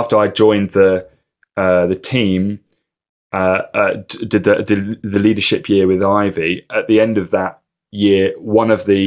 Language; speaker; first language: English; native; English